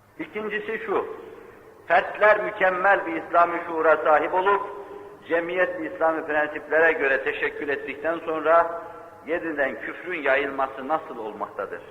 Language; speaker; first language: Turkish; native; Turkish